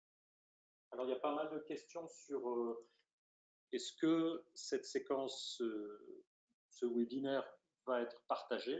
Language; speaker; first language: French; native; French